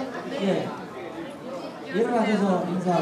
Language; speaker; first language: Korean; native; Korean